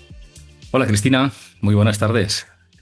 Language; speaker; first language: Spanish; native; Spanish